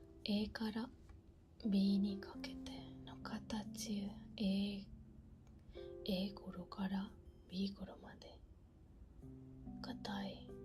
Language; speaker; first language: Japanese; non-native, learner; Spanish